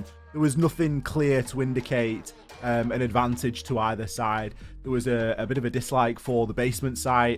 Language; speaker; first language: English; native; English